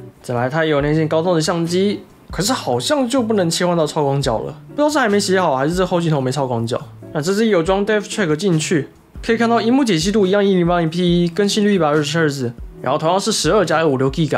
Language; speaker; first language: Chinese; native; Chinese